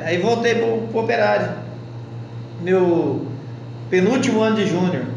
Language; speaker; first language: Portuguese; native; Portuguese